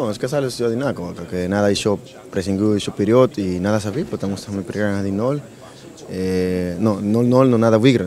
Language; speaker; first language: Russian; non-native, fluent; Spanish